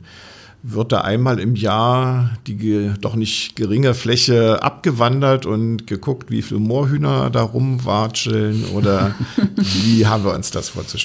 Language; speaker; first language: German; native; German